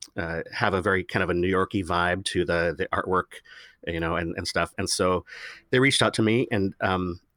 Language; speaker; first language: English; native; English